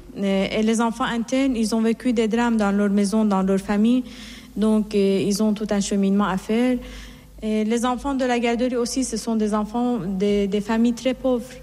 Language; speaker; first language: French; non-native, fluent; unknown